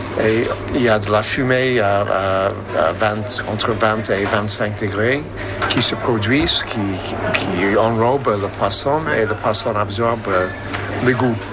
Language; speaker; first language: French; non-native, fluent; English